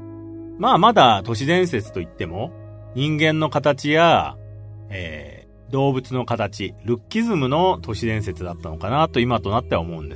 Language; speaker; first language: Japanese; native; Japanese